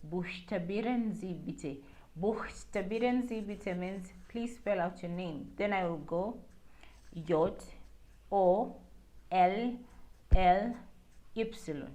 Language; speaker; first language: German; non-native, learner; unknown